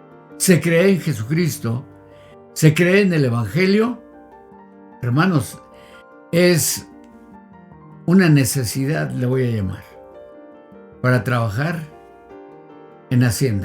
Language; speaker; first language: Spanish; native; Spanish